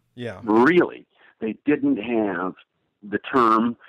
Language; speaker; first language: English; native; English